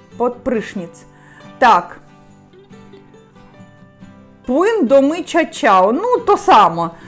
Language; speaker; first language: Polish; non-native, learner; Russian